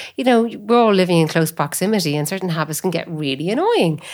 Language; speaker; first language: English; native; English